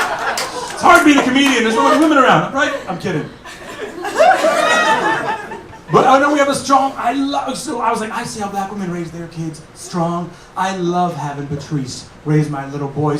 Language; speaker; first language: English; native; English